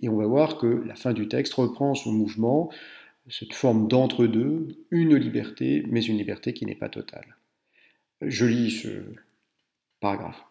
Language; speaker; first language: French; native; French